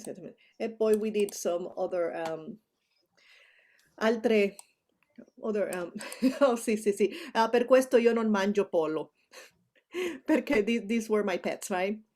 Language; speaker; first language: Italian; non-native, fluent; Spanish